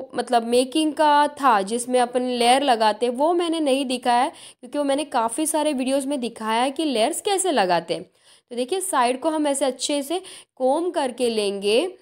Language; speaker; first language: Hindi; non-native, local second language; Marathi